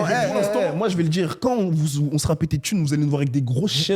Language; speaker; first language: French; native; French